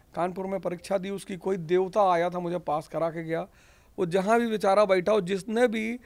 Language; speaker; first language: Hindi; native; Hindi